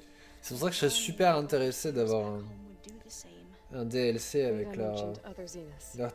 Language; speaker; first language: French; native; French